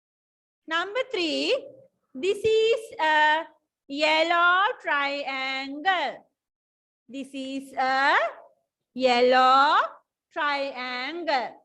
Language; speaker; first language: English; non-native, local second language; Sinhala